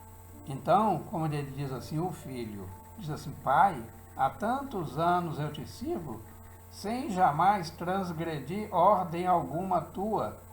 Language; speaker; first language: Portuguese; native; Portuguese